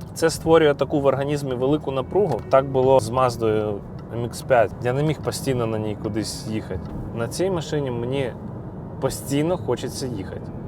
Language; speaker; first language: Ukrainian; non-native, local second language; Russian